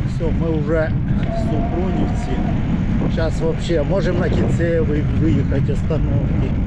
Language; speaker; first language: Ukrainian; native; Ukrainian